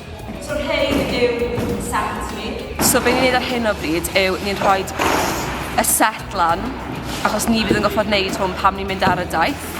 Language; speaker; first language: Welsh; native; Welsh